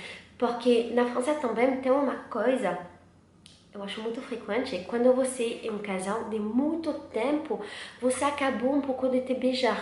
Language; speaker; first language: Portuguese; non-native, learner; French